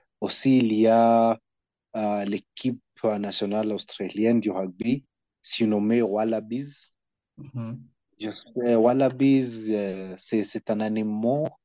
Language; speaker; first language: French; non-native, learner; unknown